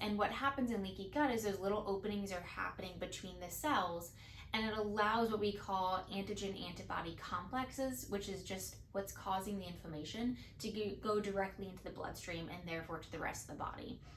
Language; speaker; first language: English; native; English